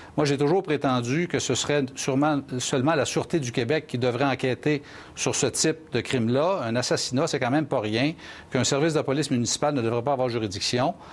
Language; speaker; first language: French; native; French